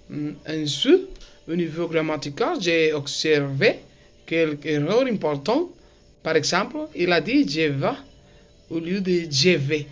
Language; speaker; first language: French; non-native, learner; Spanish